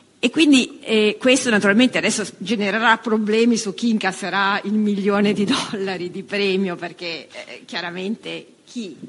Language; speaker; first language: Italian; native; Italian